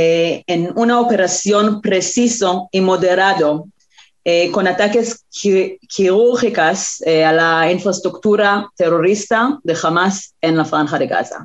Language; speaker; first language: Spanish; non-native, fluent; Hebrew